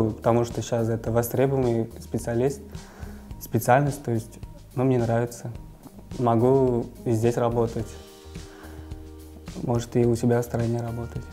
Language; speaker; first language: Russian; non-native, fluent; Uzbek